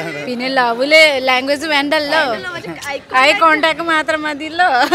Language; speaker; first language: Malayalam; non-native, learner; Nepali